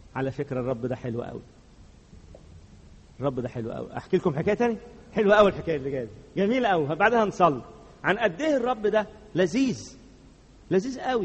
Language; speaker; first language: Arabic; native; Arabic